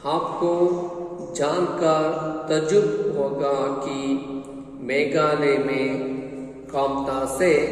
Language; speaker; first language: Hindi; non-native, local second language; Kannada